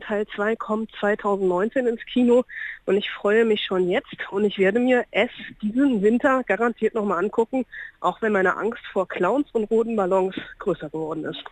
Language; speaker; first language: German; native; German